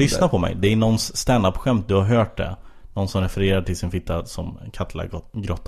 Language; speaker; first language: Swedish; native; Swedish